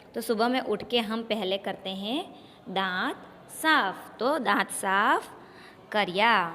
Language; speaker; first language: Hindi; non-native, local second language; Gujarati